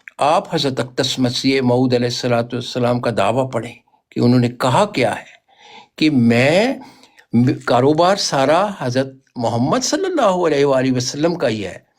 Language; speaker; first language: Urdu; non-native, local second language; Punjabi